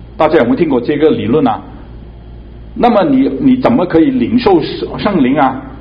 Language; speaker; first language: Chinese; non-native, local second language; Cantonese